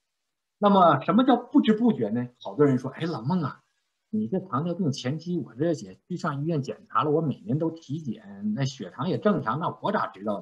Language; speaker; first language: Chinese; native; Chinese